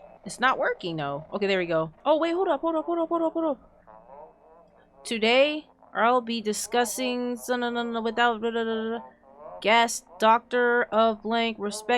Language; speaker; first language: English; native; English